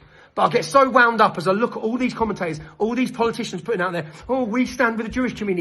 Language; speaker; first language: English; native; English